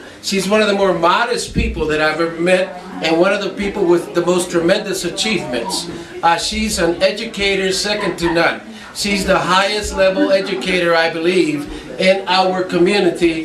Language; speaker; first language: English; non-native, fluent; Spanish